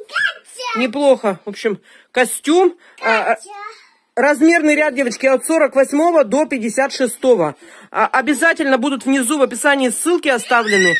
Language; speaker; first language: Russian; native; Russian